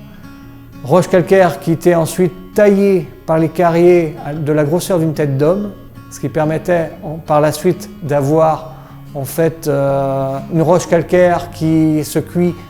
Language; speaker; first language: French; native; French